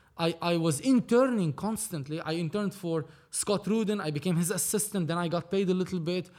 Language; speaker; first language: English; non-native, fluent; Arabic